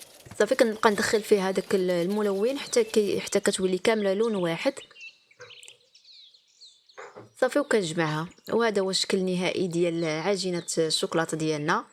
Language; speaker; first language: Arabic; native; Arabic